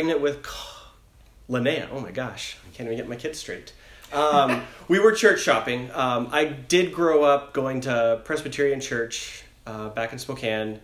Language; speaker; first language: English; native; English